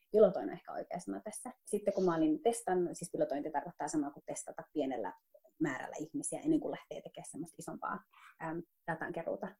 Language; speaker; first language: Finnish; early bilingual, other home language; Somali